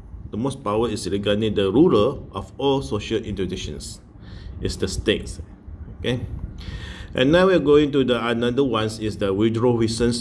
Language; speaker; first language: English; non-native, local second language; Malay